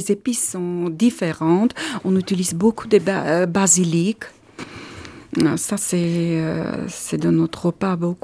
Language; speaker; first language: French; non-native, learner; Armenian